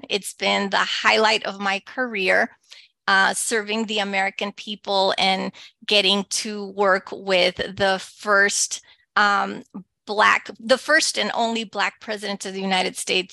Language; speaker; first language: English; early bilingual, other home language; Spanish